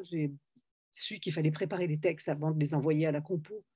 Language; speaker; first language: French; native; French